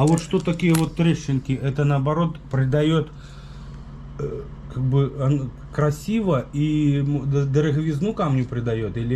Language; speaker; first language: Russian; native; Russian